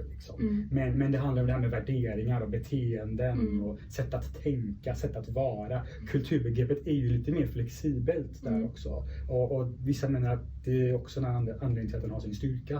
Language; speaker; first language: Swedish; early bilingual, other home language; Persian